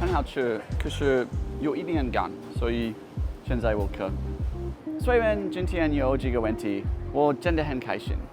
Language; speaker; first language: Chinese; non-native, learner; English